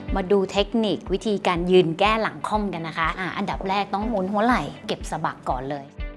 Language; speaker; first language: Thai; native; Thai